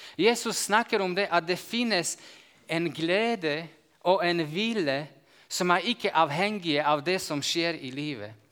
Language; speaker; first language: Norwegian; non-native, fluent; Slovak